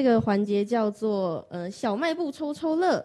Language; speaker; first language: Chinese; native; Chinese